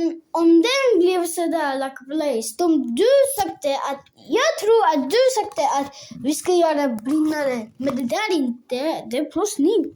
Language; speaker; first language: Swedish; non-native, local second language; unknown